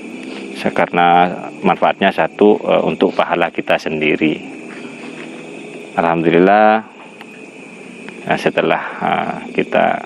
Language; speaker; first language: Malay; non-native, local second language; Madurese